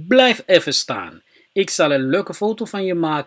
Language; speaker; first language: Dutch; non-native, fluent; Somali